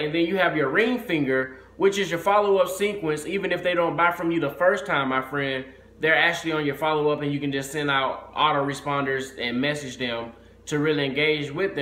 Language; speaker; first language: English; native; English